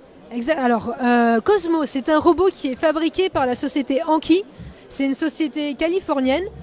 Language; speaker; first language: French; native; French